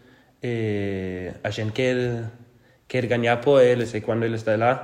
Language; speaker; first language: Portuguese; non-native, learner; Danish